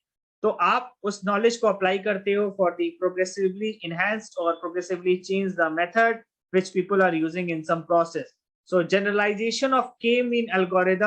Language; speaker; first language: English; non-native, local second language; Hindi